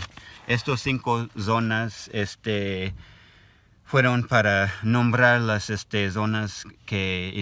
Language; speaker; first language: Spanish; non-native, learner; English